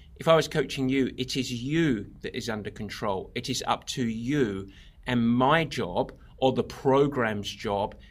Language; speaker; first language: English; native; English